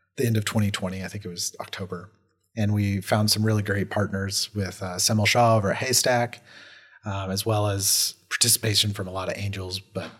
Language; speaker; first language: English; native; English